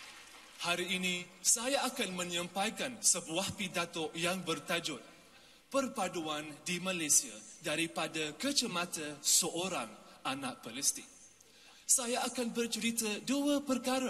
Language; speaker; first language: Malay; non-native, learner; Arabic